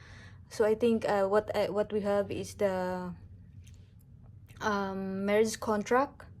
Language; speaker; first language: English; non-native, local second language; Cebuano